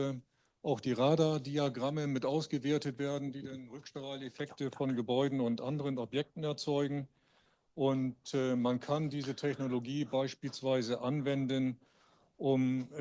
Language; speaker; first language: German; native; German